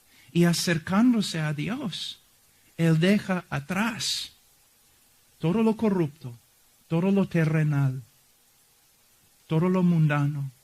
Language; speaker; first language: Spanish; non-native, fluent; English